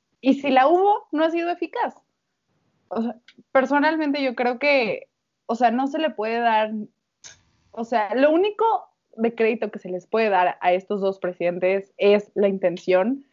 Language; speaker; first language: Spanish; native; Spanish